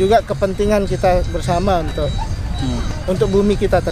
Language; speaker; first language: Indonesian; native; Indonesian